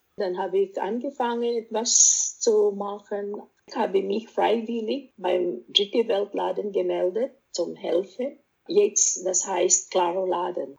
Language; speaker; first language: German; non-native, fluent; Cebuano